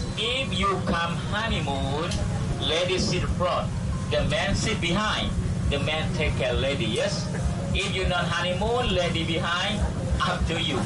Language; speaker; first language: English; non-native, learner; Thai